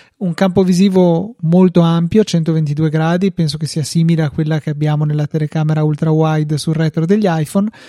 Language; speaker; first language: Italian; native; Italian